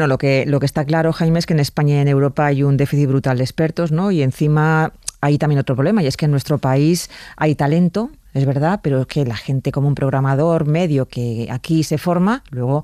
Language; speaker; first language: Spanish; native; Spanish